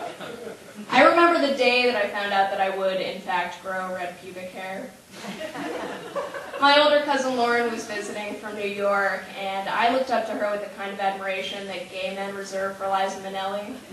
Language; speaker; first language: English; native; English